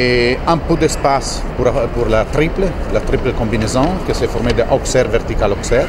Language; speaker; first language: French; non-native, fluent; Italian